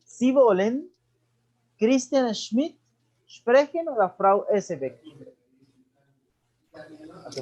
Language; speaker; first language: German; non-native, fluent; Spanish